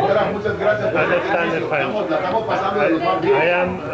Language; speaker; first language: English; non-native, learner; French